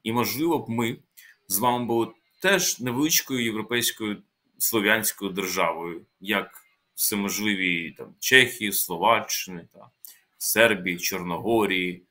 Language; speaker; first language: Ukrainian; native; Ukrainian